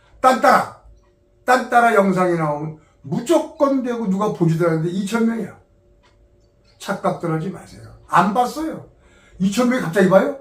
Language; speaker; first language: Korean; native; Korean